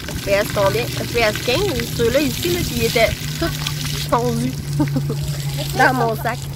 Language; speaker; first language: French; native; French